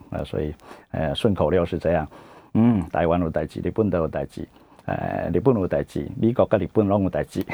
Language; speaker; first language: Chinese; native; Chinese